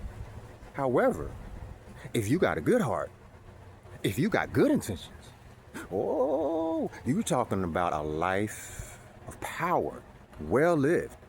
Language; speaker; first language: English; native; English